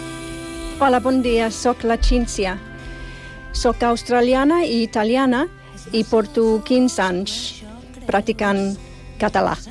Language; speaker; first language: Catalan; non-native, learner; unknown